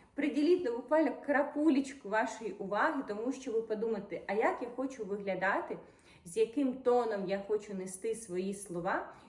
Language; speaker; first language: Ukrainian; non-native, local second language; Russian